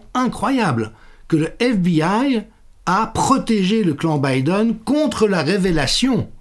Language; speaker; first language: French; native; French